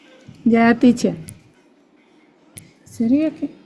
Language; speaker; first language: Spanish; native; Spanish